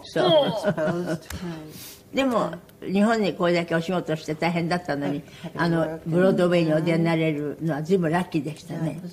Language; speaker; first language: Japanese; native; Japanese